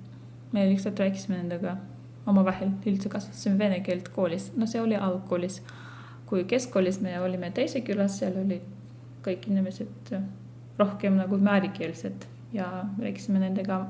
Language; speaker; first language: Estonian; non-native, fluent; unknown